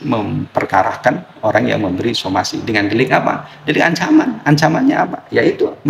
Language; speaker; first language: Indonesian; native; Indonesian